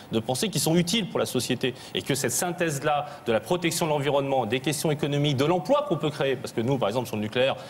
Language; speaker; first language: French; early bilingual, other home language; Korean